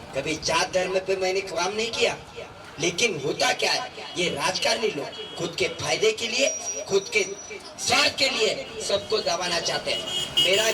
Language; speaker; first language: Hindi; non-native, local second language; Marathi